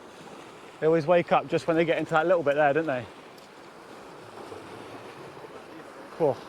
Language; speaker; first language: English; native; English